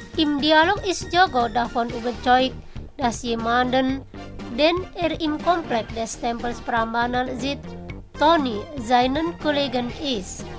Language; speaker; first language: German; non-native, fluent; Indonesian